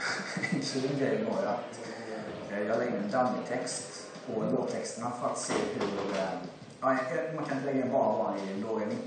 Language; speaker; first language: Swedish; native; Swedish